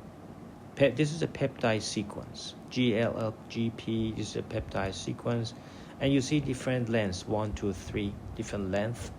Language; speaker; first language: English; non-native, fluent; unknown